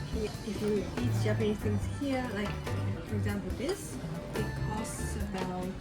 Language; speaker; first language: English; non-native, learner; Japanese